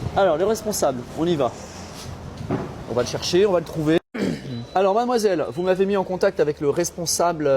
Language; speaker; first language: French; native; French